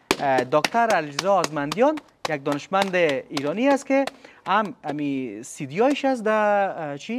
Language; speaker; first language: Persian; native; Persian